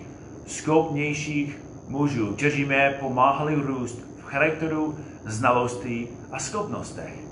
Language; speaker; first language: Czech; non-native, fluent; English